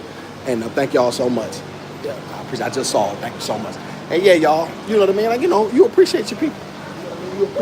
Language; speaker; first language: English; native; English